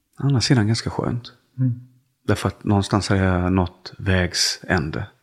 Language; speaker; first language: Swedish; native; Swedish